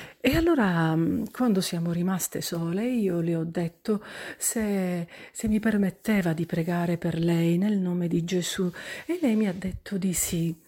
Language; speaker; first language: Italian; native; Italian